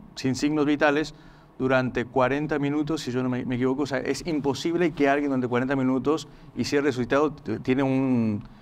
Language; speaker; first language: Spanish; native; Spanish